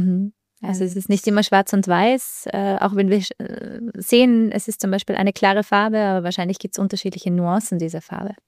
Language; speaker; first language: German; native; German